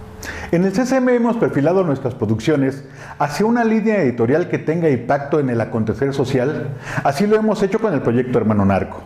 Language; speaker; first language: Spanish; native; Spanish